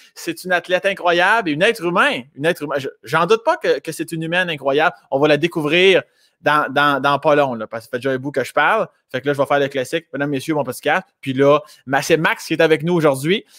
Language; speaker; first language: French; native; French